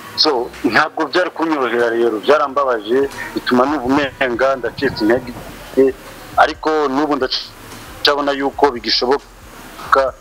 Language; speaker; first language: Rundi; native; Rundi